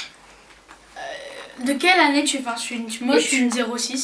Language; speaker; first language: French; native; French